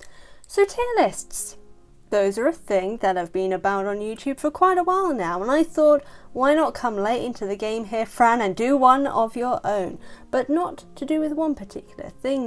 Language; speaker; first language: English; native; English